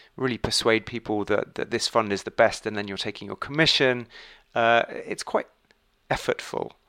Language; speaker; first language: English; native; English